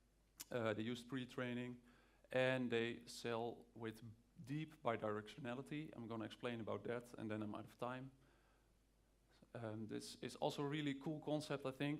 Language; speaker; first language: English; non-native, fluent; Dutch